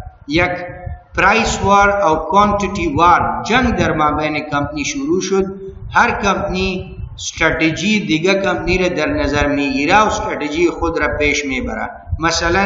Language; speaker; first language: Persian; non-native, local second language; Pashto